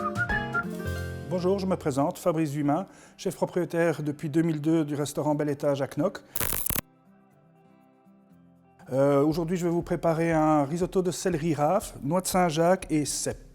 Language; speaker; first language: French; native; French